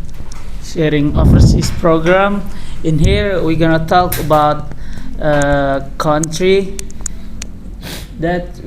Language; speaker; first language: English; non-native, learner; Indonesian